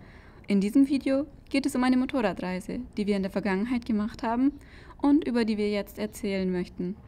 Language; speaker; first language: German; native; German